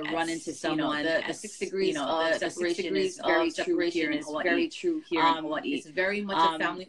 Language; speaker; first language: English; native; English